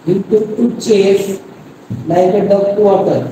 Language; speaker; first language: English; non-native, local second language; Marathi